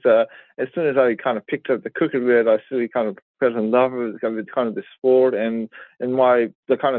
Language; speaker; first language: English; non-native, local second language; Persian